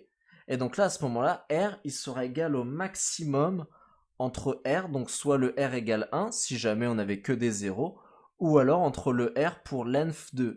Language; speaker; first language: French; native; French